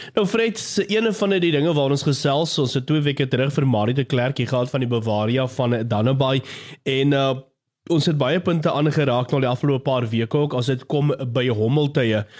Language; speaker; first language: Afrikaans; native; Afrikaans